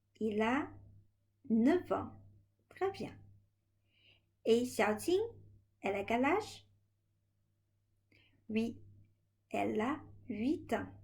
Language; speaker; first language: French; non-native, fluent; Chinese